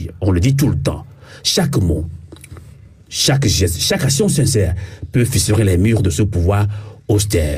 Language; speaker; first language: French; non-native, local second language; Ewe